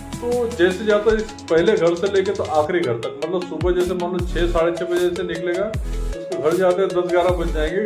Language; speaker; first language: Hindi; non-native, local second language; Marathi